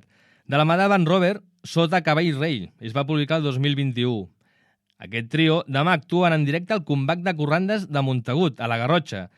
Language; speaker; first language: Catalan; native; Catalan